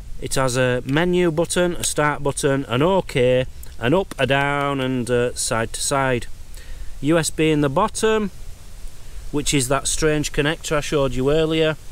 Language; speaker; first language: English; native; English